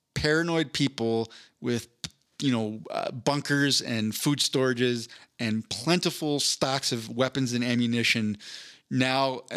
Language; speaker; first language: English; native; English